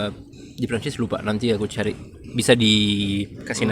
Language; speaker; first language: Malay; non-native, fluent; French